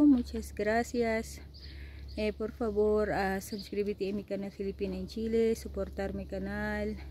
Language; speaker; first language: Spanish; non-native, learner; Filipino